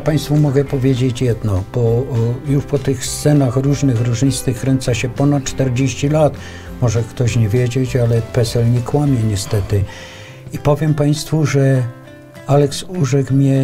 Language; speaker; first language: Polish; native; Polish